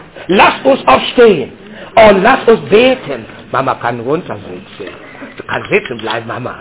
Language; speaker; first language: German; non-native, learner; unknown